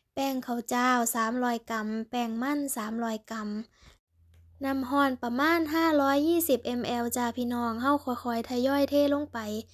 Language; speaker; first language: Thai; native; Thai